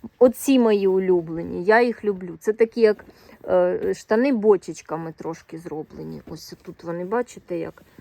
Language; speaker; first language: Ukrainian; native; Ukrainian